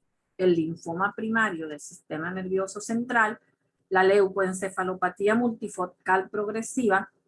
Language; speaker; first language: Spanish; native; Spanish